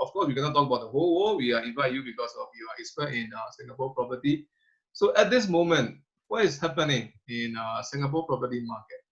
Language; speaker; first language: English; non-native, fluent; Burmese